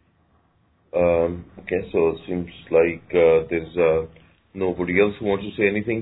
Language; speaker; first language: English; non-native, local second language; Urdu